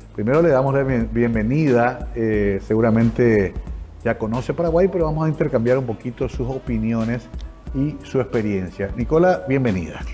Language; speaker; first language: Spanish; native; Spanish